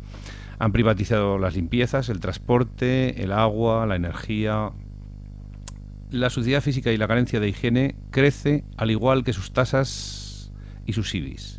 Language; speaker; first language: Spanish; native; Spanish